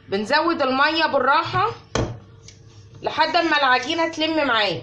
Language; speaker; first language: Arabic; native; Arabic